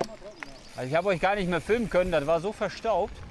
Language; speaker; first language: German; native; German